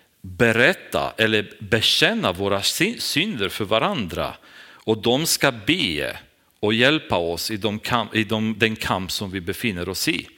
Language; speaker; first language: Swedish; non-native, fluent; Romanian